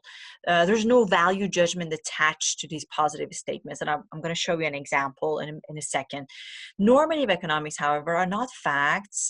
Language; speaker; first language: English; non-native, fluent; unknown